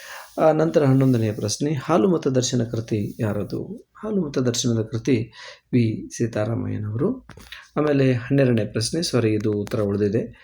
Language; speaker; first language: Kannada; native; Kannada